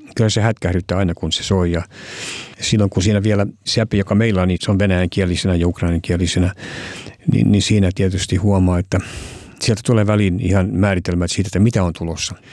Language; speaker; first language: Finnish; native; Finnish